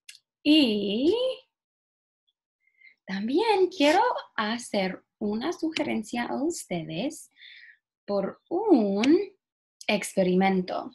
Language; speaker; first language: Spanish; non-native, fluent; English